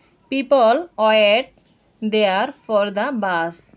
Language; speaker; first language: English; non-native, local second language; Bangla